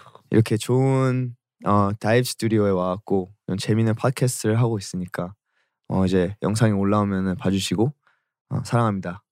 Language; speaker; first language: Korean; early bilingual, heritage; Korean